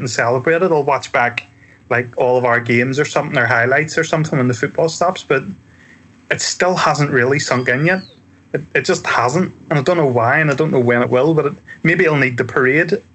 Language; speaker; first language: English; native; English